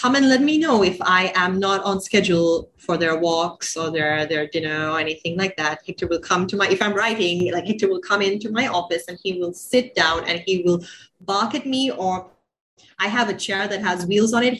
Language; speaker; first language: English; non-native, local second language; Sinhala